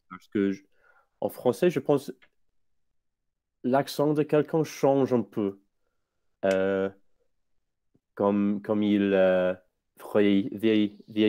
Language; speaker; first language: French; non-native, fluent; English